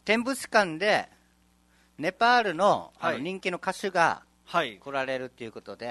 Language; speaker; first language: Japanese; native; Japanese